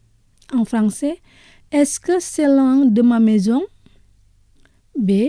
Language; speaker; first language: French; non-native, fluent; Indonesian